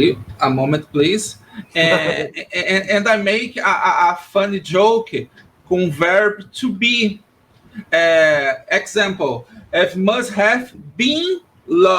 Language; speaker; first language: English; non-native, learner; Portuguese